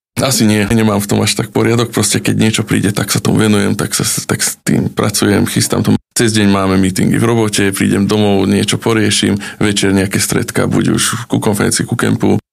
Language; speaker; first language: Slovak; native; Slovak